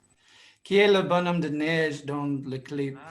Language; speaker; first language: French; non-native, fluent; English